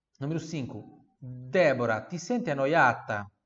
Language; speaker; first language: Italian; non-native, fluent; Portuguese